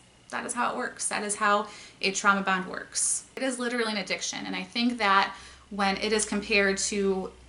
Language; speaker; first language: English; native; English